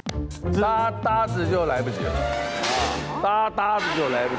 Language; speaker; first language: Chinese; native; Chinese